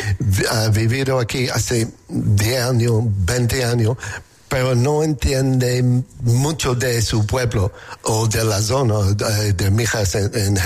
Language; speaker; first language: Spanish; non-native, learner; English